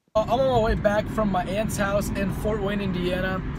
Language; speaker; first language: English; early bilingual, other home language; Russian